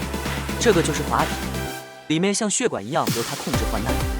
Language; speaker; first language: Chinese; native; Chinese